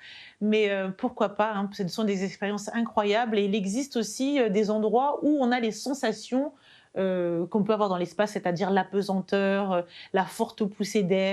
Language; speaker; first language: French; native; French